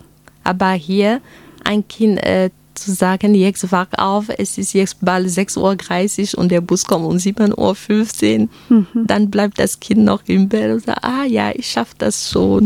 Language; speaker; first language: German; non-native, fluent; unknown